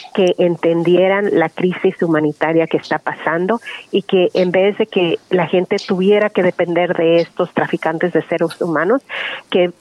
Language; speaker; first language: Spanish; early bilingual, heritage; Spanish